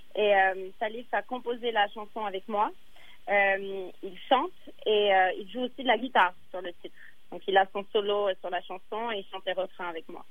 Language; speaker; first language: French; native; French